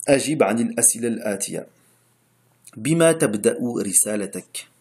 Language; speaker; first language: Arabic; non-native, fluent; French